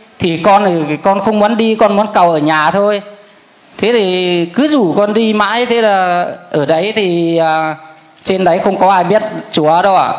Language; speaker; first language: Vietnamese; non-native, local second language; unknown